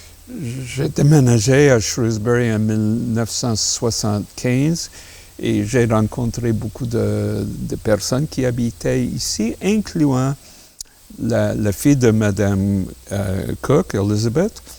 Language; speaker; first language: French; non-native, local second language; English